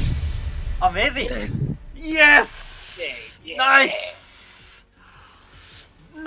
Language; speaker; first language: English; non-native, learner; Japanese